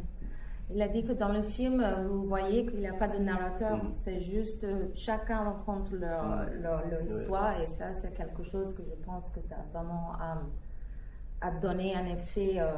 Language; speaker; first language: French; non-native, fluent; English